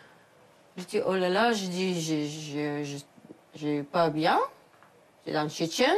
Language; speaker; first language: French; non-native, learner; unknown